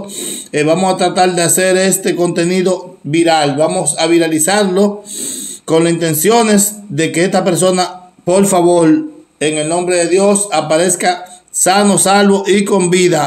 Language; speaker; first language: Spanish; native; Spanish